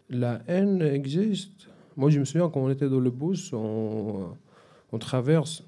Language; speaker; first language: French; non-native, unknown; Arabic